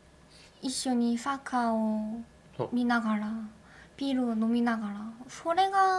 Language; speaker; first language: Japanese; non-native, learner; Korean